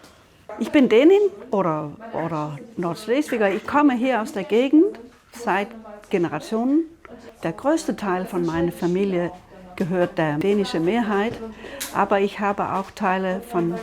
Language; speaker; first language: German; non-native, local second language; Danish